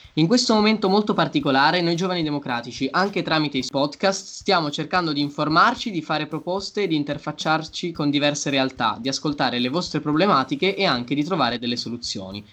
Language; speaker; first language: Italian; native; Italian